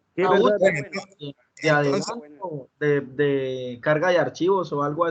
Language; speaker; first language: Spanish; native; Spanish